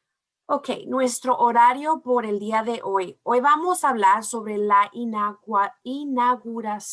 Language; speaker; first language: Spanish; early bilingual, heritage; Spanish